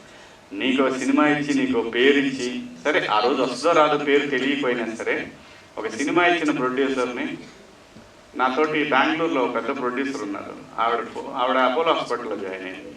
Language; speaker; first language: Telugu; native; Telugu